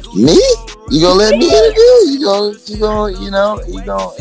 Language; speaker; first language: English; native; English